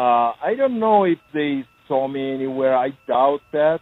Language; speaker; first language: English; non-native, fluent; Ukrainian